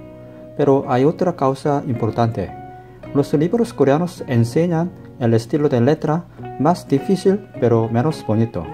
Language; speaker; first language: Spanish; non-native, learner; Korean